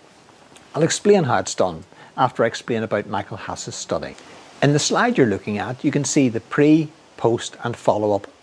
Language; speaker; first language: English; native; English